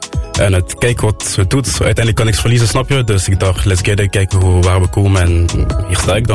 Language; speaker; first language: Dutch; non-native, local second language; French